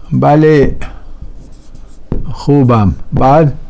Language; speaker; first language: Persian; non-native, fluent; Urdu